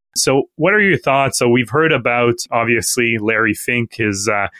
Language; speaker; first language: English; non-native, fluent; French